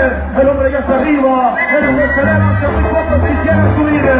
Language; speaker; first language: Spanish; native; Spanish